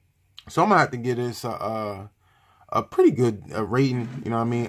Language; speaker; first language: English; native; English